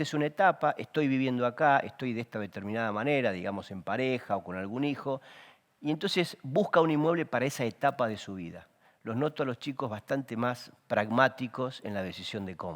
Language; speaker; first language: Spanish; native; Spanish